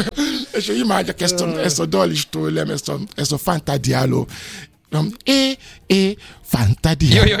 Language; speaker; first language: Hungarian; non-native, fluent; Yoruba